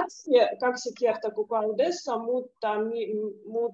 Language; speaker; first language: Finnish; non-native, learner; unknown